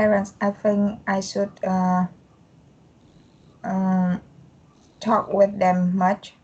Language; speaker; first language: English; non-native, learner; Vietnamese